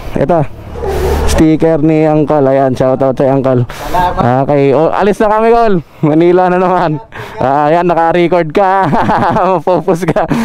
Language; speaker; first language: Filipino; non-native, local second language; Bikol